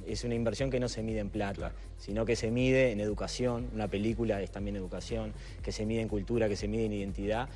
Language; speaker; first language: Spanish; native; Spanish